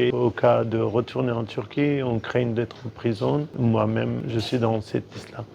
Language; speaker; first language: French; non-native, fluent; Kurdish